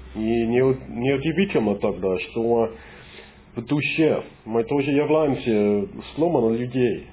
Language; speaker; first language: Russian; non-native, fluent; English